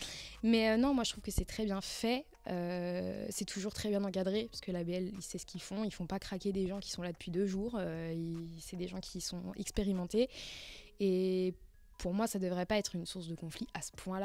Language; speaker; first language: French; native; French